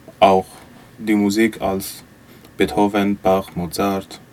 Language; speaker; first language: German; non-native, learner; Arabic